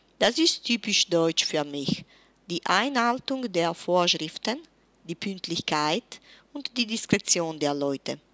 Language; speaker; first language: German; non-native, fluent; Italian